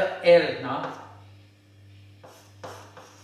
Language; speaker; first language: French; non-native, learner; Thai